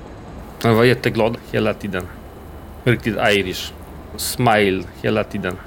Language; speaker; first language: Swedish; non-native, learner; Polish